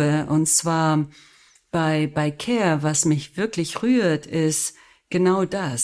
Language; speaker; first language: German; non-native, fluent; Spanish